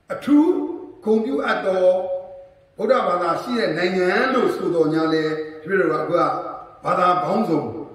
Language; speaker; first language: Burmese; native; Burmese